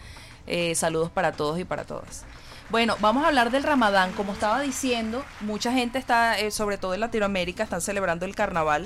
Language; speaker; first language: Spanish; native; Spanish